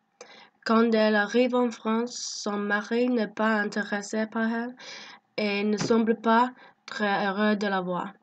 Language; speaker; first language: French; non-native, learner; English